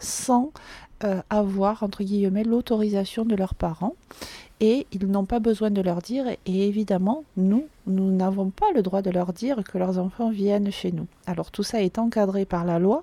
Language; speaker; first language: French; native; French